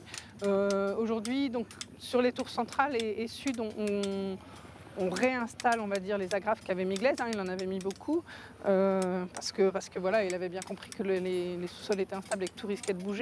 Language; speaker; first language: French; native; French